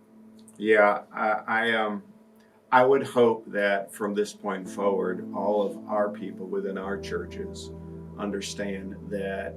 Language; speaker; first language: English; native; English